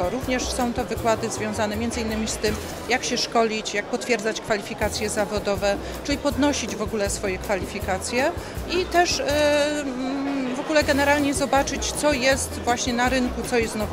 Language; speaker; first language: Polish; native; Polish